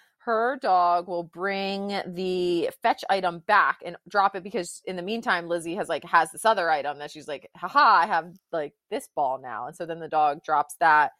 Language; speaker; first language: English; native; English